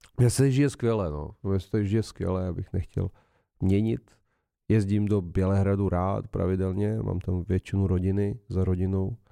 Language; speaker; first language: Czech; non-native, fluent; Serbian